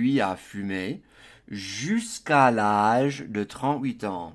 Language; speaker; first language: French; non-native, fluent; English